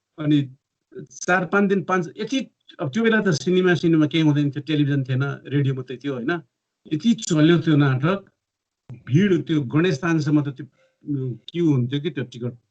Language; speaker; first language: Nepali; native; Nepali